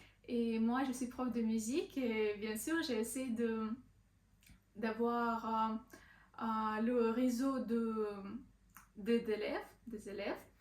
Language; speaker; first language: French; non-native, learner; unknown